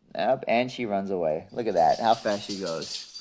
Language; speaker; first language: English; early bilingual, other home language; Assyrian Neo-Aramaic